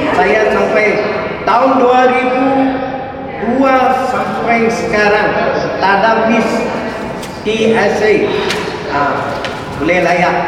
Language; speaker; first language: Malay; non-native, local second language; Tamil